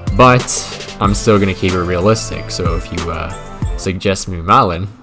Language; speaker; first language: English; native; English